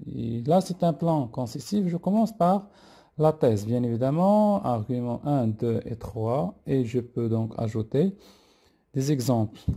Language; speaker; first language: French; non-native, local second language; Arabic